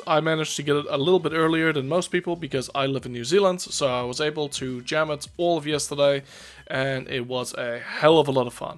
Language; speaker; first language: English; native; English